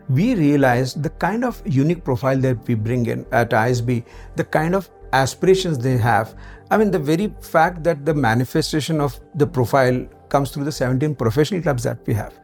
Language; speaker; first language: English; non-native, local second language; Marathi